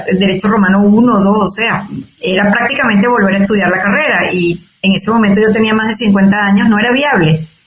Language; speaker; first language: Spanish; native; Spanish